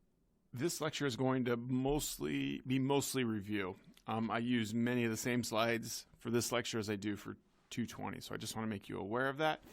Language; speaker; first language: English; native; English